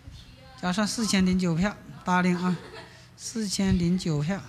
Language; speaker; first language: Chinese; native; Chinese